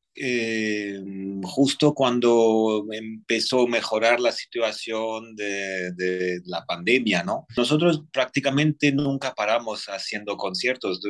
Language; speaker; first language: Spanish; non-native, fluent; Armenian